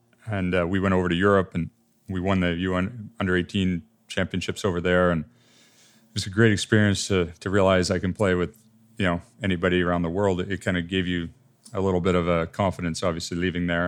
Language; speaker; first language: English; native; English